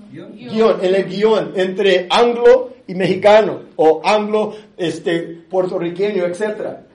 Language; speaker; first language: Spanish; early bilingual, other home language; English